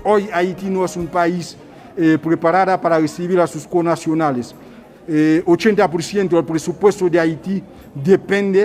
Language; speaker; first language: Spanish; non-native, fluent; Haitian Creole